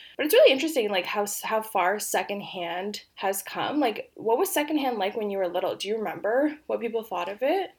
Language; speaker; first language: English; early bilingual, other home language; Polish